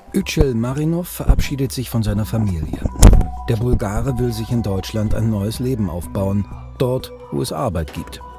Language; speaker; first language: German; native; German